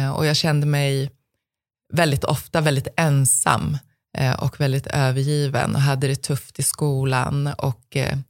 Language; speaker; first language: Swedish; native; Swedish